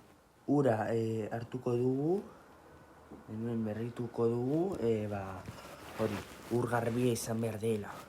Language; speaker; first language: Basque; non-native, local second language; Spanish